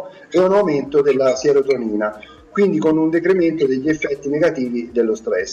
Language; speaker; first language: Italian; native; Italian